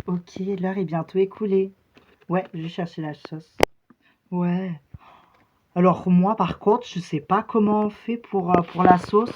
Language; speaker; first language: French; native; French